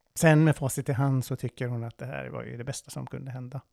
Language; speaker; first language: Swedish; non-native, fluent; Persian